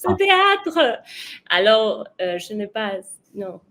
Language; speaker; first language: French; non-native, learner; Spanish